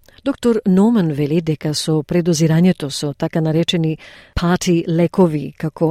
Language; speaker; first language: Macedonian; native; Macedonian